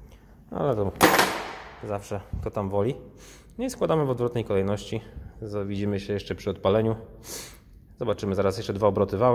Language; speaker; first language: Polish; native; Polish